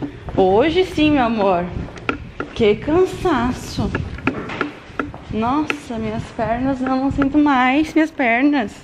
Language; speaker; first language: Portuguese; native; Portuguese